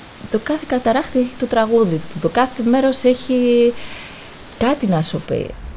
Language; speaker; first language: Greek; non-native, fluent; Spanish